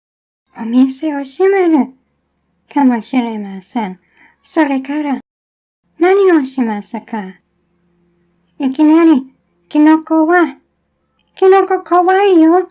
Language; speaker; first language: Japanese; non-native, learner; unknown